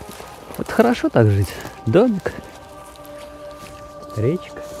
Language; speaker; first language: Russian; native; Russian